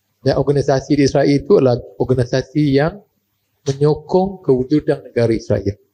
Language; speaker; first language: Malay; native; Malay